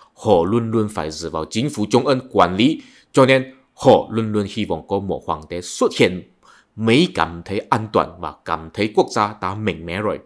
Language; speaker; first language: Vietnamese; non-native, fluent; Chinese